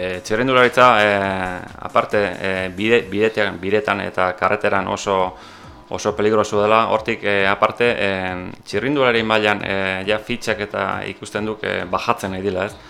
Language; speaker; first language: Basque; native; Basque